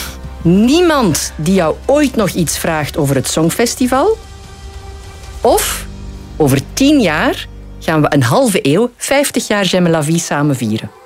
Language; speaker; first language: Dutch; native; Dutch